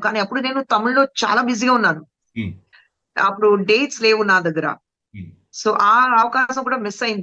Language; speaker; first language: Telugu; non-native, fluent; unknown